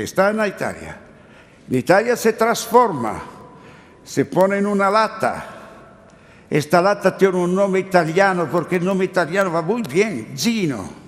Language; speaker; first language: Spanish; non-native, learner; Italian